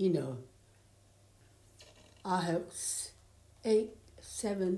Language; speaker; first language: English; non-native, fluent; Chinese